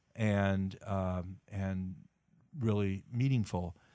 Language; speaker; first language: English; native; English